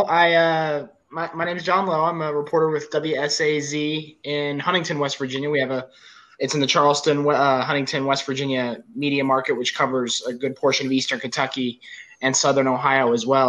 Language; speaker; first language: English; native; English